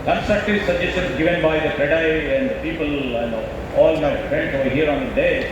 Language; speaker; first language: English; non-native, local second language; Telugu